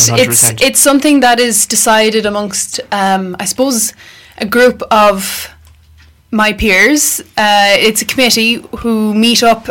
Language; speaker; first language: English; native; English